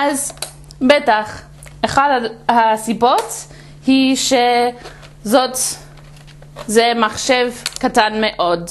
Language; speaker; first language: Hebrew; non-native, fluent; English